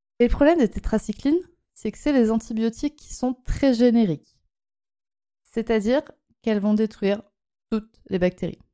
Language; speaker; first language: French; native; French